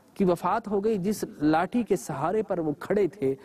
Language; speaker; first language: Urdu; native; Urdu